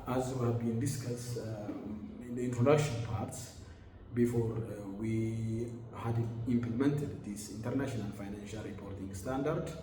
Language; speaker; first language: English; non-native, local second language; Amharic